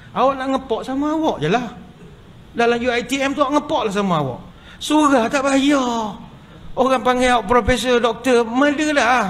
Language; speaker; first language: Malay; native; Malay